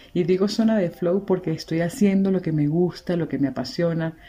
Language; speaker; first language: Spanish; native; Spanish